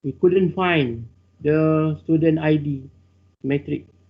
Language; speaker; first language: English; non-native, local second language; Malay